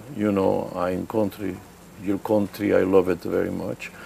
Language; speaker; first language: English; non-native, fluent; Spanish